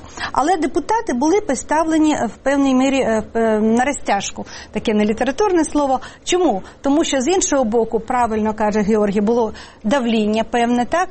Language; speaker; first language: Ukrainian; native; Ukrainian